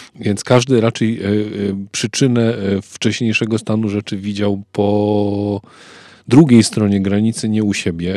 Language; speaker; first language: Polish; native; Polish